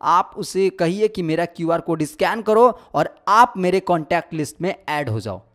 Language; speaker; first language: Hindi; native; Hindi